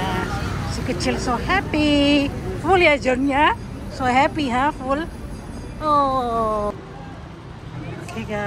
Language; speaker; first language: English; non-native, learner; Indonesian